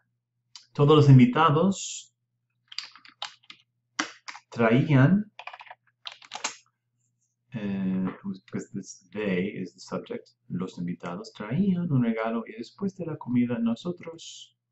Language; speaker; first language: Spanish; non-native, fluent; English